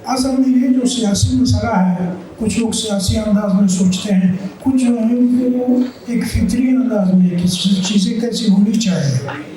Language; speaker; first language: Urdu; non-native, local second language; Pashto